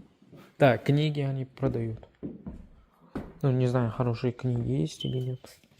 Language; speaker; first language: Russian; non-native, fluent; Uzbek